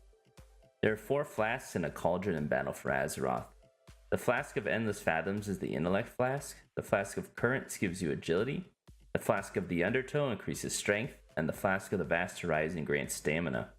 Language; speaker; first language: English; native; English